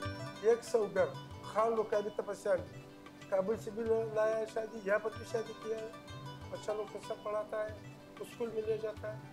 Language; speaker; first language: Hindi; non-native, fluent; Pashto